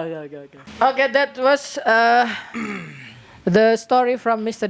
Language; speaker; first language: English; non-native, learner; Indonesian